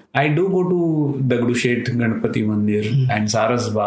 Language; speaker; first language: English; non-native, local second language; Marathi